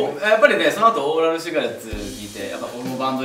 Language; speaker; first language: Japanese; native; Japanese